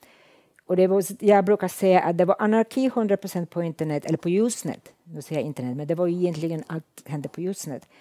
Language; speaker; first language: Swedish; non-native, fluent; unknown